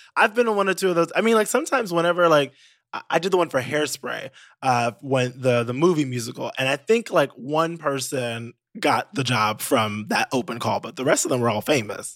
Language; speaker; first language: English; native; English